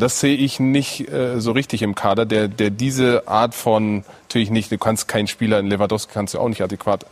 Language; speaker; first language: German; native; German